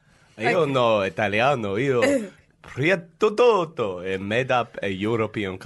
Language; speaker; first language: Italian; non-native, learner; English